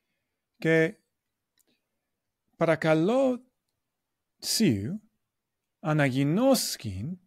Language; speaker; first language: Greek; non-native, fluent; English